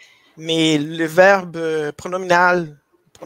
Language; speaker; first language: French; non-native, fluent; Portuguese